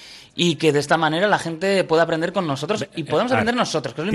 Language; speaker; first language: Spanish; native; Spanish